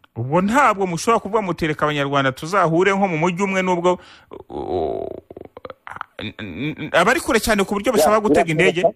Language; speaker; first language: Kinyarwanda; native; Kinyarwanda